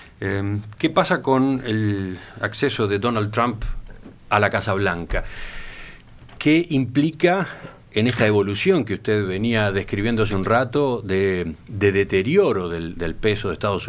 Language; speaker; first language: Spanish; native; Spanish